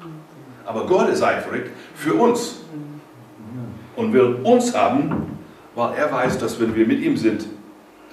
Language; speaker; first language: German; non-native, fluent; English